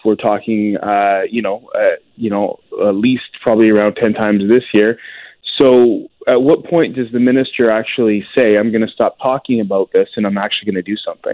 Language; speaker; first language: English; native; English